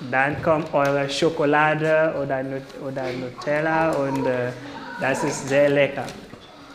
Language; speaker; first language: German; non-native, learner; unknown